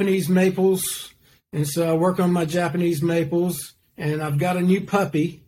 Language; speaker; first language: English; native; English